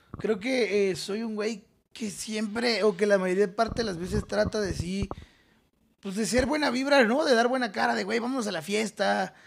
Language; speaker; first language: Spanish; native; Spanish